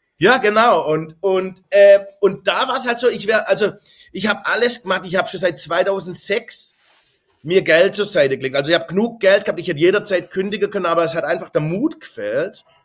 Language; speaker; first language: German; native; German